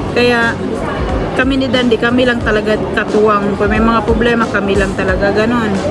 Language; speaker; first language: Filipino; non-native, local second language; Cebuano